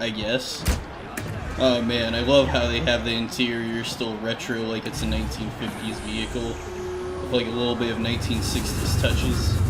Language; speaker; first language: English; native; English